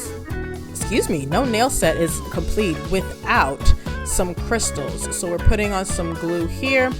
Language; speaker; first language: English; native; English